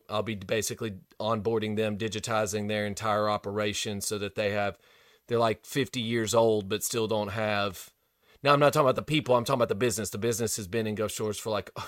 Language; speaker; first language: English; native; English